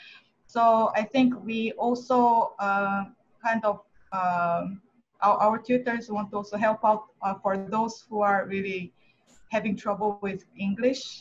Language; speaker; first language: English; non-native, fluent; Korean